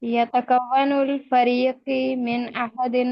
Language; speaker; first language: Arabic; non-native, learner; Urdu